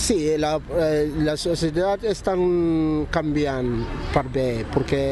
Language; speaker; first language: Catalan; non-native, learner; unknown